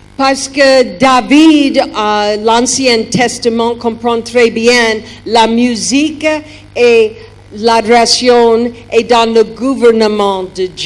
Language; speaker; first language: French; non-native, learner; German